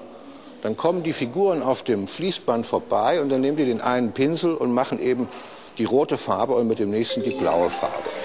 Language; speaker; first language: German; native; German